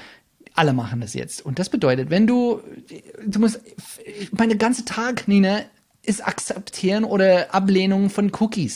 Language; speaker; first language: German; non-native, fluent; English